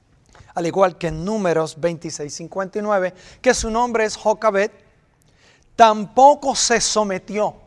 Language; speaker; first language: Spanish; native; Spanish